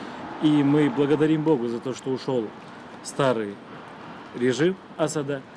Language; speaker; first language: Russian; non-native, fluent; Arabic